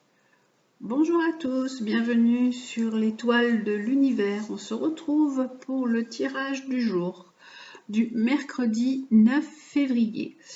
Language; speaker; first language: French; native; French